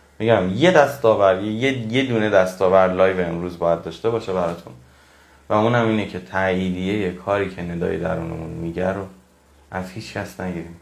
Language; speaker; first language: Persian; native; Persian